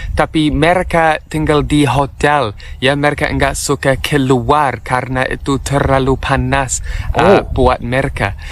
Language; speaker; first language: Malay; non-native, fluent; English